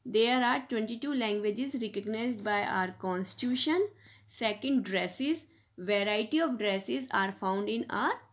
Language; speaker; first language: Hindi; native; Hindi